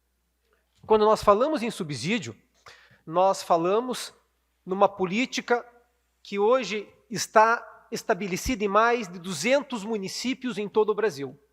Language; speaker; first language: Portuguese; native; Portuguese